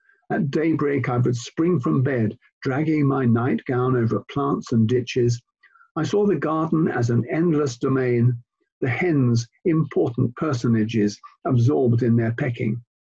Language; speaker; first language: English; native; English